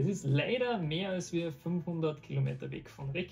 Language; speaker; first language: German; native; German